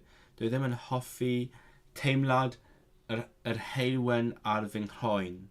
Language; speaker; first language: Welsh; non-native, learner; Cantonese